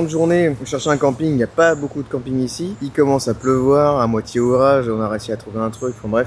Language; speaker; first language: French; native; French